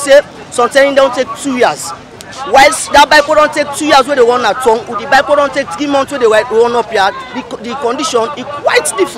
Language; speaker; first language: English; non-native, local second language; Krio